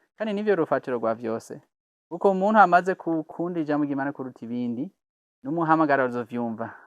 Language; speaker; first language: Rundi; non-native, fluent; English